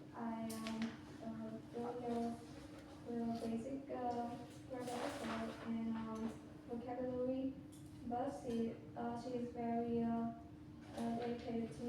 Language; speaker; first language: English; non-native, learner; Vietnamese